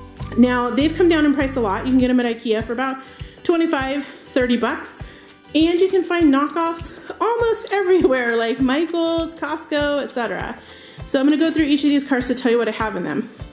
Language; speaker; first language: English; native; English